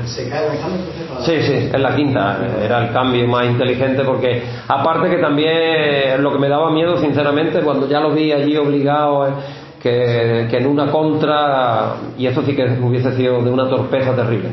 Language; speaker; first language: Spanish; native; Spanish